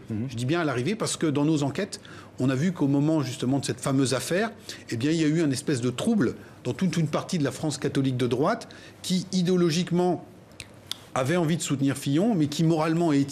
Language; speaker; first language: French; native; French